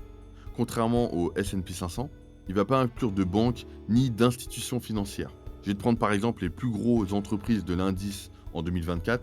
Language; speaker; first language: French; native; French